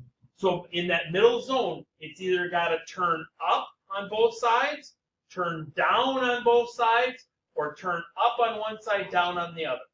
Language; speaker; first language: English; native; English